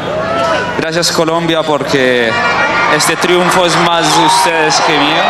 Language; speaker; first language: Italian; non-native, learner; Spanish